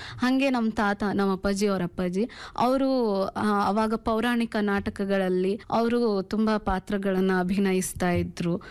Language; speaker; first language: Kannada; non-native, local second language; Urdu